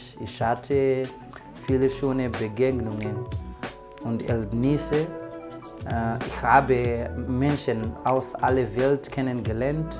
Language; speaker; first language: German; non-native, learner; Shona